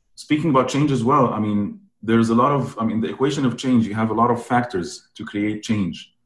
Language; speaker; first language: English; non-native, fluent; Arabic